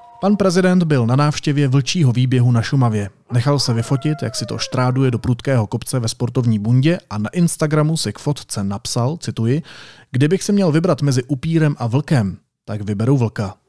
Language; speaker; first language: Czech; native; Czech